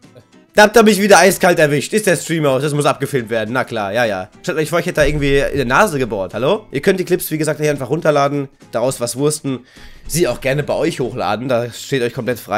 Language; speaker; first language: German; native; German